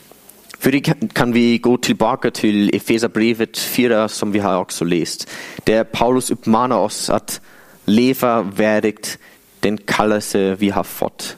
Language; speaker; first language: Swedish; non-native, fluent; English